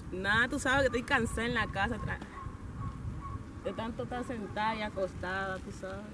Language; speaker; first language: Spanish; native; Spanish